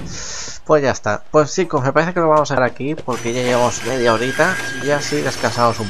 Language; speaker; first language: Spanish; native; Spanish